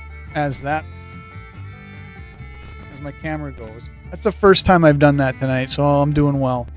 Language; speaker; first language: English; native; English